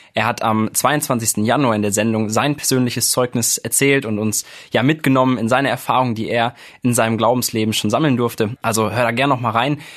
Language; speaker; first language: German; native; German